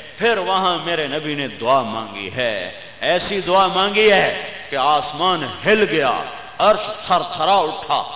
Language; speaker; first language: Urdu; non-native, local second language; Punjabi